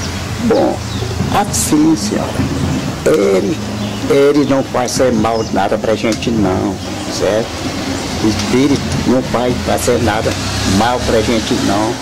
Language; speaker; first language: Portuguese; non-native, local second language; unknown